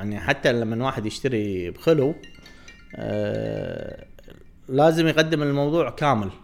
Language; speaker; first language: Arabic; native; Arabic